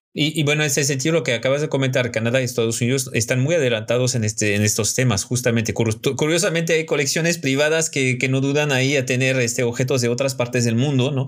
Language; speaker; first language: Spanish; non-native, fluent; French